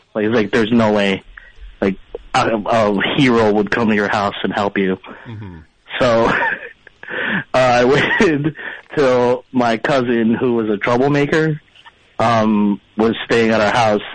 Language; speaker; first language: English; early bilingual, other home language; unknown